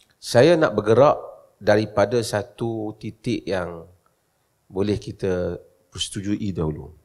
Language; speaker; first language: Malay; native; Malay